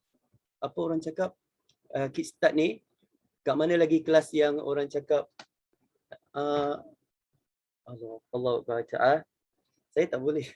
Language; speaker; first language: Malay; native; Malay